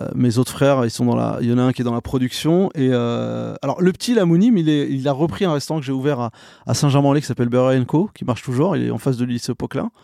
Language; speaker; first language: French; native; French